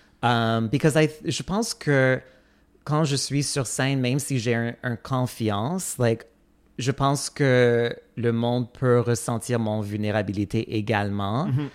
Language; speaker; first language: French; non-native, fluent; English